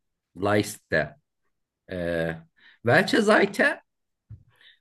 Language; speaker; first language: German; non-native, learner; Turkish